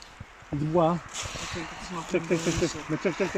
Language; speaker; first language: French; non-native, fluent; Polish